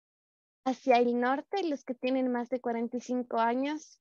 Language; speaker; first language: Spanish; native; Spanish